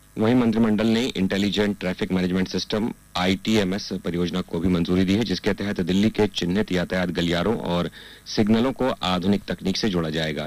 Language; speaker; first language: Hindi; native; Hindi